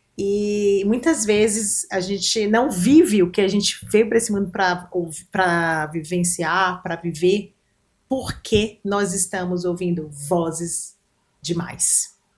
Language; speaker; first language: Portuguese; native; Portuguese